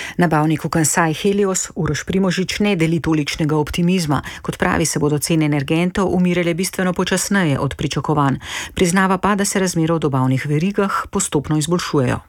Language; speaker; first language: Slovenian; native; Slovenian